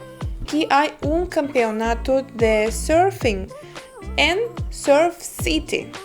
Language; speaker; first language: Spanish; non-native, fluent; Ukrainian